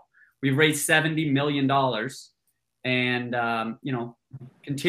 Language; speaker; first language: English; native; English